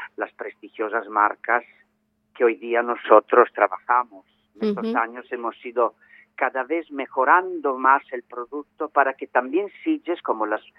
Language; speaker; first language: Spanish; non-native, fluent; Italian